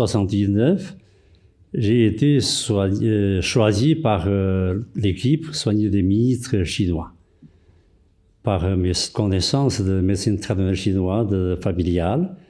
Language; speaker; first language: French; non-native, fluent; Chinese